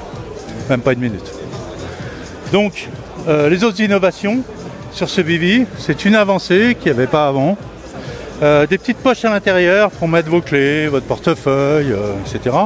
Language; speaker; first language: French; native; French